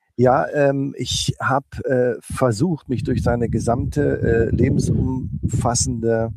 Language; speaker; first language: German; native; German